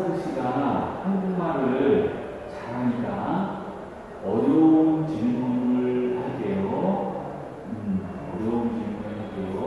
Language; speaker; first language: Korean; native; Korean